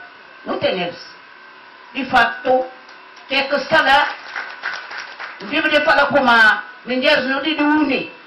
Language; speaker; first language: Portuguese; non-native, learner; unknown